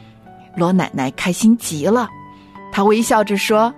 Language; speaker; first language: Chinese; native; Chinese